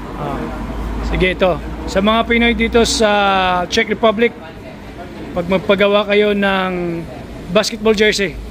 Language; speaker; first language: Filipino; native; Filipino